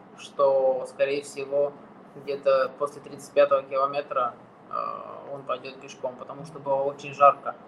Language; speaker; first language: Russian; non-native, fluent; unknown